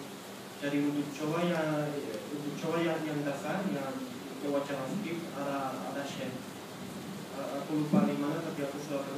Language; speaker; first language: Indonesian; non-native, fluent; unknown